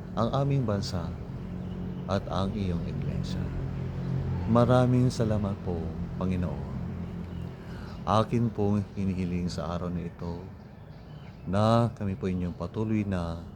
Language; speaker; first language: Filipino; non-native, local second language; Iloko